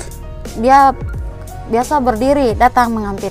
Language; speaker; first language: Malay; non-native, local second language; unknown